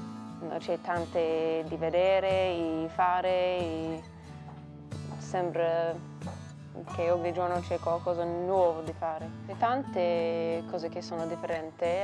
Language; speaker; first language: Italian; non-native, learner; English